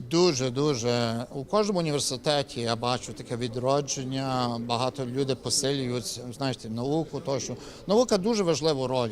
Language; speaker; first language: Ukrainian; early bilingual, heritage; Ukrainian